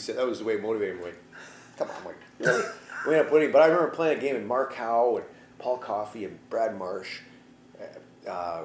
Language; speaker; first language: English; native; English